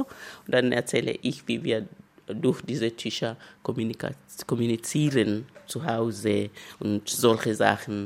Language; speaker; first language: German; non-native, fluent; Luyia